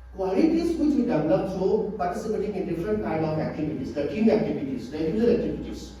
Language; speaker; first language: English; non-native, local second language; Assamese